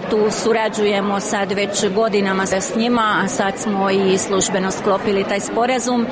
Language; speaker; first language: Croatian; early bilingual, heritage; Croatian